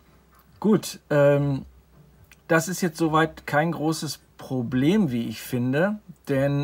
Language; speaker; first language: German; native; German